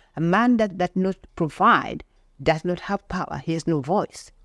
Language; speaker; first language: English; non-native, local second language; Luo (Kenya and Tanzania)